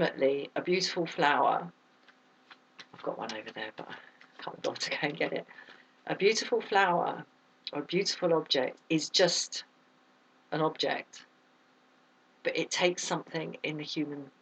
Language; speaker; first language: English; native; English